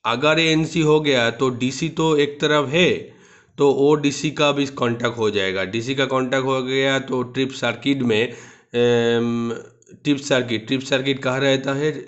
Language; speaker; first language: Hindi; non-native, local second language; Bangla